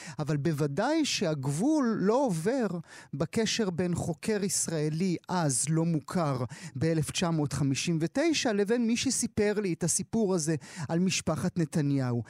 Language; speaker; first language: Hebrew; native; Hebrew